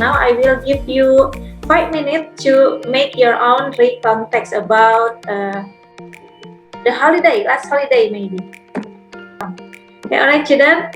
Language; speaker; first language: English; non-native, fluent; Indonesian